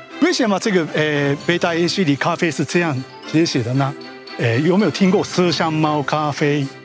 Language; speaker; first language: Chinese; non-native, learner; Japanese